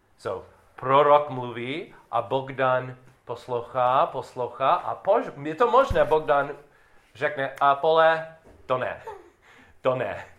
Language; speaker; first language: Czech; non-native, learner; English